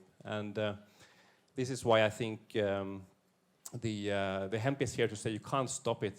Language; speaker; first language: English; non-native, fluent; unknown